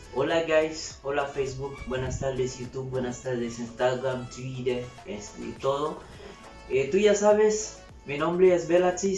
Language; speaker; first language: Spanish; non-native, learner; Haitian Creole